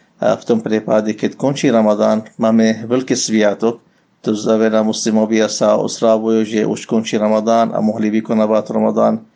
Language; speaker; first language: Slovak; non-native, learner; Arabic